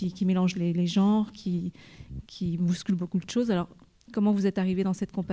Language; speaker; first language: French; native; French